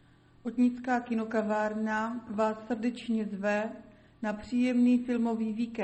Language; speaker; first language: Czech; native; Czech